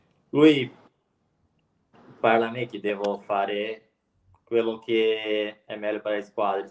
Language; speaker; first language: Italian; non-native, learner; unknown